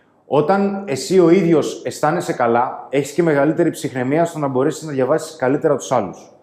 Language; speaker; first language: Greek; native; Greek